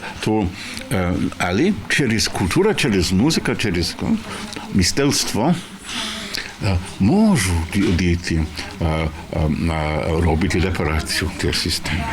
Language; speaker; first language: Ukrainian; non-native, learner; English